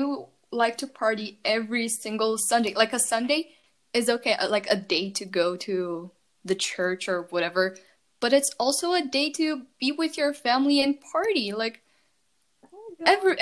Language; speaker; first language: English; non-native, fluent; Portuguese